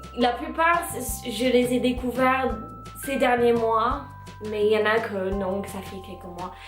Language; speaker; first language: French; non-native, fluent; English